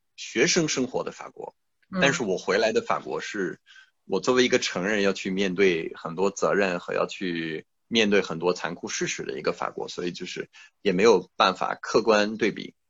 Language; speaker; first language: Chinese; non-native, fluent; French